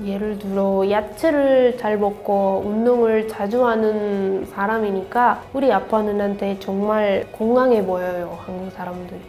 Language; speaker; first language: Korean; non-native, learner; Spanish